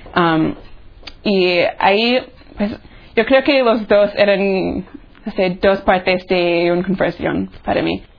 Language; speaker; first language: Spanish; non-native, fluent; English